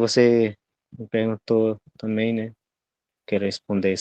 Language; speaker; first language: Portuguese; non-native, local second language; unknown